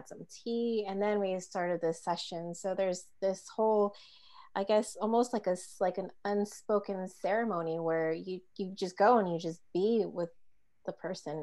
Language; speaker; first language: English; native; English